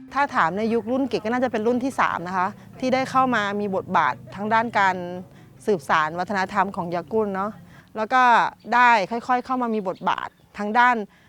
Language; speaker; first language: Thai; native; Thai